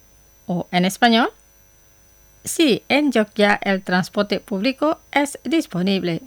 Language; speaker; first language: Spanish; non-native, fluent; Indonesian